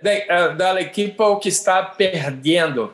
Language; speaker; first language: Spanish; non-native, learner; Portuguese